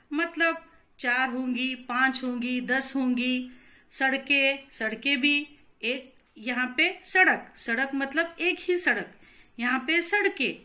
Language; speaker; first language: Hindi; non-native, local second language; Marathi